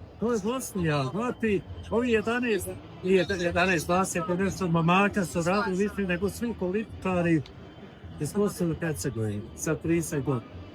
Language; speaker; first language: Bosnian; early bilingual, heritage; Bosnian